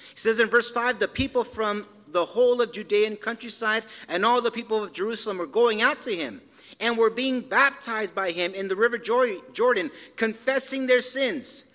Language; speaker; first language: English; early bilingual, other home language; Spanish